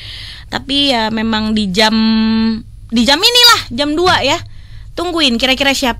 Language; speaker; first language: Indonesian; native; Indonesian